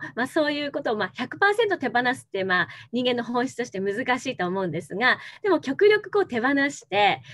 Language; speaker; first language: Japanese; native; Japanese